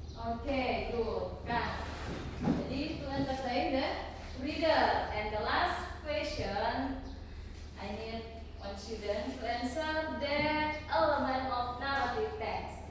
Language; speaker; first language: English; non-native, learner; Indonesian